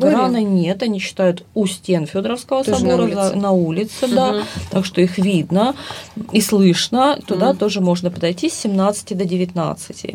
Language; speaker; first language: Russian; native; Russian